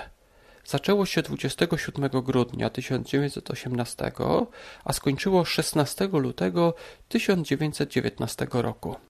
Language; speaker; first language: Polish; native; Polish